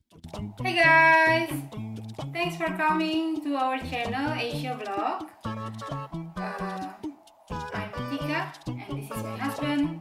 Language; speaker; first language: English; non-native, fluent; Indonesian